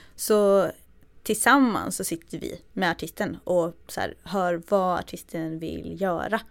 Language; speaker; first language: Swedish; native; Swedish